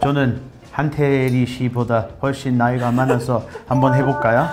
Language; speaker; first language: Korean; non-native, fluent; English